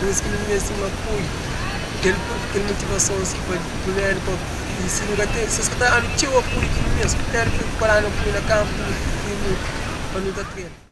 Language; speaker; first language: Portuguese; non-native, learner; Kabuverdianu